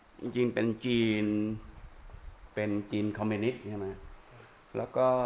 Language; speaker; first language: Thai; native; Thai